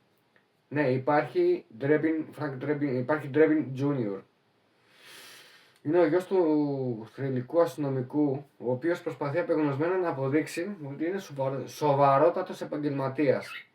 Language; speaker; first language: Greek; native; Greek